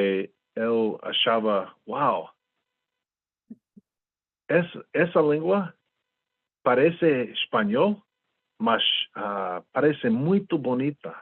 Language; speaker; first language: Portuguese; non-native, fluent; English